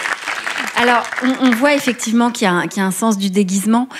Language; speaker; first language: French; native; French